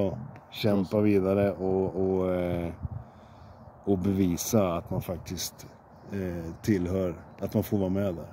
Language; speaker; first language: Swedish; native; Swedish